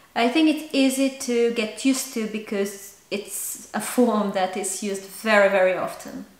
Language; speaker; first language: English; non-native, fluent; Bulgarian